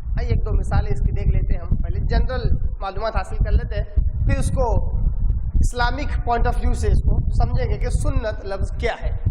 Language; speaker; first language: Urdu; native; Urdu